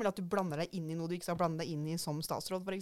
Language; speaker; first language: Norwegian; native; Norwegian